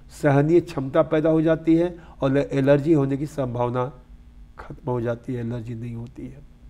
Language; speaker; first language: Hindi; native; Hindi